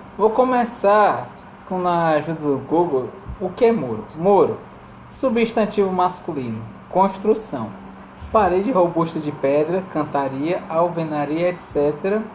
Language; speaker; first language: Portuguese; native; Portuguese